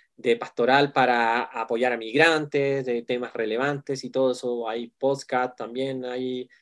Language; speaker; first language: Spanish; native; Spanish